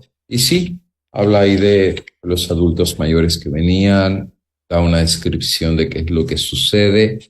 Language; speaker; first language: Spanish; native; Spanish